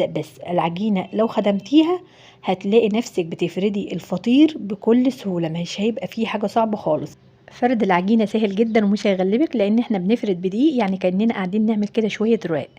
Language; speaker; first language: Arabic; native; Arabic